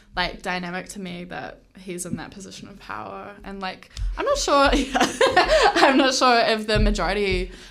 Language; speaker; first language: English; native; English